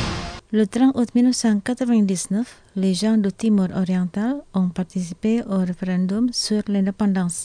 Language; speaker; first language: French; non-native, fluent; Indonesian